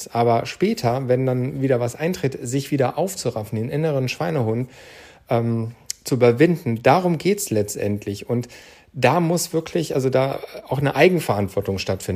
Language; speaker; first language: German; native; German